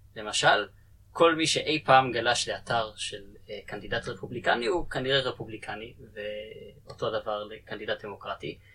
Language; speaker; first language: Hebrew; native; Hebrew